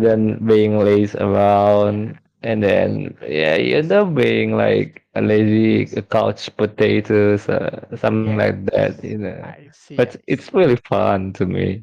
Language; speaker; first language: English; non-native, fluent; Indonesian